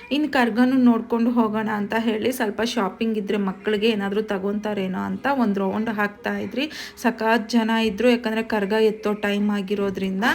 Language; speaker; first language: Kannada; native; Kannada